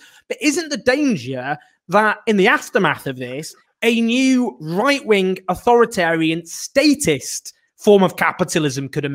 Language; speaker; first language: English; native; English